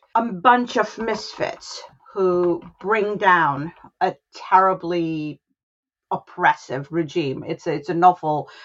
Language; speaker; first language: English; non-native, local second language; Hindi